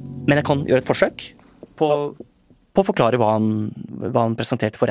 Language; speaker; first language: Norwegian; native; Norwegian